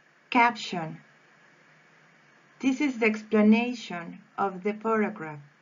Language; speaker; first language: English; non-native, fluent; Spanish